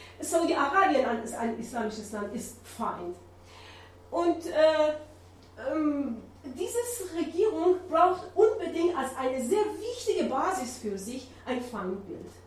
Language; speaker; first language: German; non-native, learner; Persian